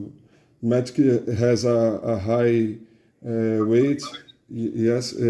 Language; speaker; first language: English; non-native, learner; Portuguese